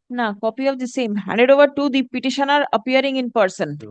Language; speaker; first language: English; non-native, local second language; Bangla